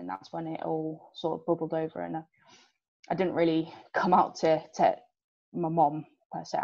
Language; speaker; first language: English; native; English